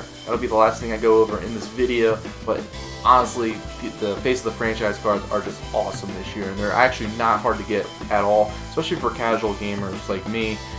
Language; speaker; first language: English; native; English